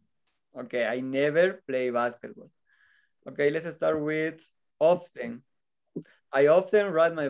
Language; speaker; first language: English; non-native, learner; Spanish